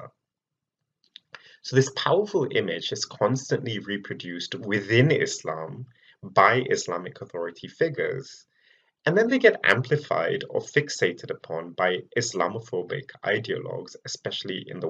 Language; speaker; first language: English; non-native, local second language; Malay